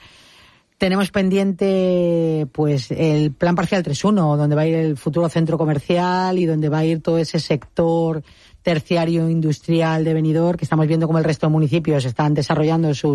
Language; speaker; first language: Spanish; native; Spanish